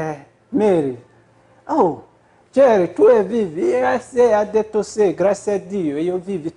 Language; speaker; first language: Italian; non-native, learner; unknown